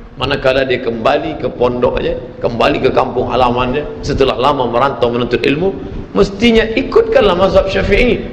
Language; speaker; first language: Malay; native; Malay